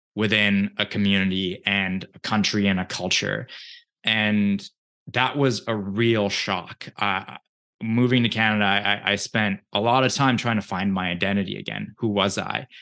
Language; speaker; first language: English; early bilingual, other home language; Japanese